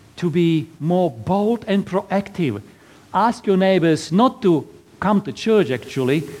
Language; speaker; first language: English; non-native, fluent; Slovak